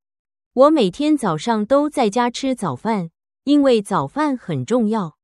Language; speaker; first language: Chinese; non-native, learner; Vietnamese